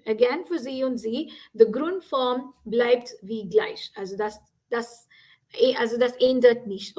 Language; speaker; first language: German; non-native, fluent; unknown